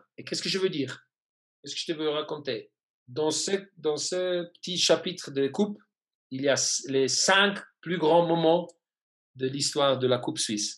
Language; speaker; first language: French; non-native, fluent; German